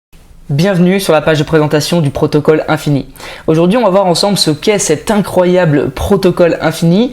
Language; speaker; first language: French; native; French